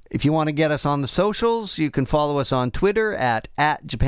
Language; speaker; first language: English; native; English